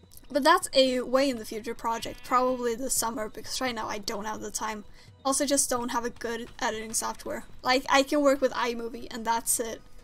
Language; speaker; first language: English; non-native, fluent; Swedish